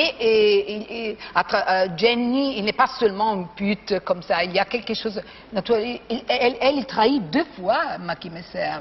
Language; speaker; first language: French; non-native, fluent; Italian